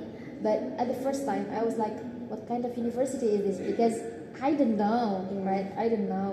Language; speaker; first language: English; non-native, learner; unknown